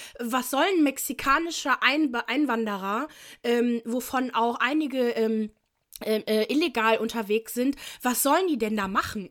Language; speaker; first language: German; native; German